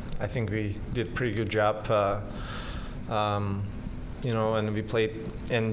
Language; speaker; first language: English; non-native, fluent; Russian